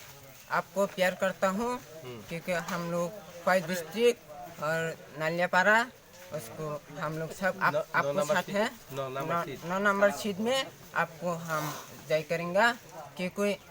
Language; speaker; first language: Hindi; non-native, local second language; Kok Borok